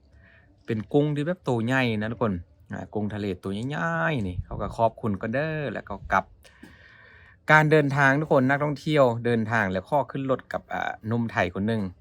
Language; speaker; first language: Thai; non-native, local second language; Northeastern Thai